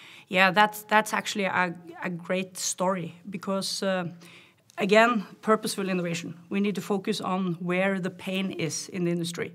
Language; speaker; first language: English; non-native, fluent; Norwegian